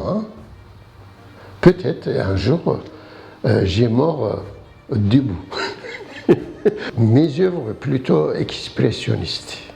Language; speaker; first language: French; non-native, learner; Turkish